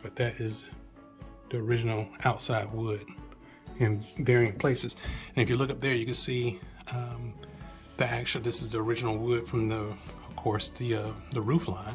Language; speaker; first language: English; native; English